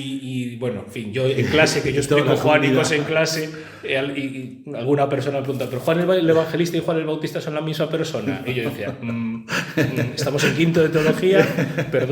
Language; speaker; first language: Spanish; native; Spanish